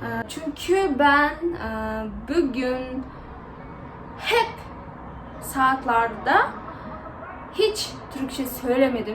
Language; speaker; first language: Turkish; non-native, learner; Kazakh